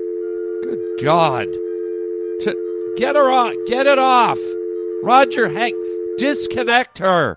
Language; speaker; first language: English; native; English